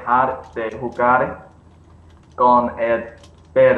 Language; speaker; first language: Spanish; non-native, learner; English